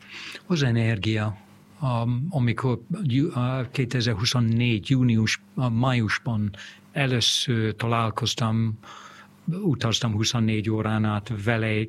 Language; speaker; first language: Hungarian; non-native, fluent; English